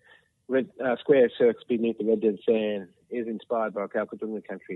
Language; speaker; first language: English; native; English